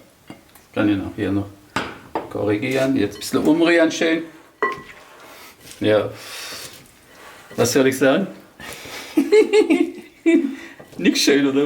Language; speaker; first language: German; non-native, local second language; Turkish